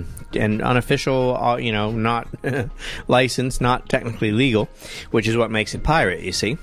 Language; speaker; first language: English; native; English